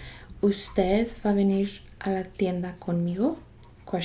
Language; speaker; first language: Spanish; non-native, fluent; English